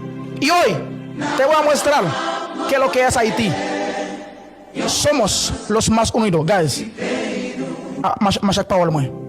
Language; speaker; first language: Spanish; non-native, learner; Haitian Creole